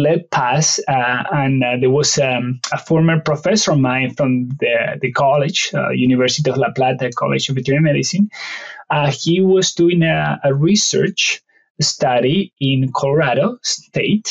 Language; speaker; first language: English; non-native, fluent; Spanish